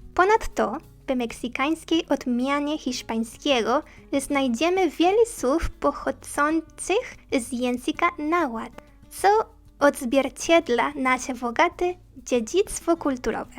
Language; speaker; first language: Polish; non-native, learner; Spanish